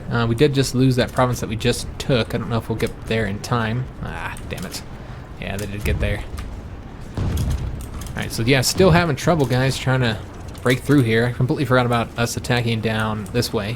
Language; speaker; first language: English; native; English